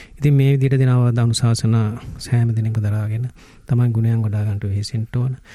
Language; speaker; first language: Sinhala; native; Sinhala